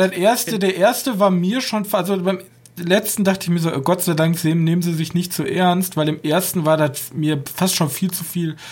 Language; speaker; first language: German; native; German